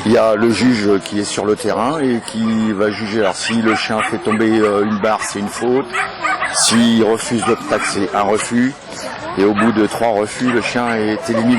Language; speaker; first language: French; native; French